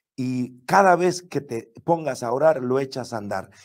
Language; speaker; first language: Spanish; native; Spanish